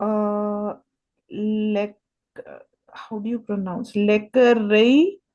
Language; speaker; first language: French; non-native, learner; Hindi